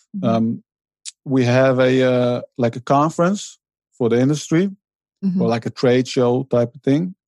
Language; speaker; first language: English; non-native, fluent; Dutch